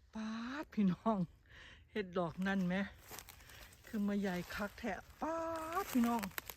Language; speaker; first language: Thai; native; Thai